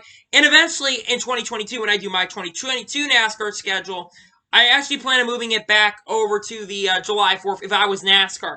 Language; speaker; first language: English; native; English